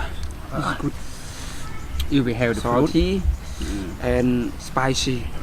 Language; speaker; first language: English; non-native, learner; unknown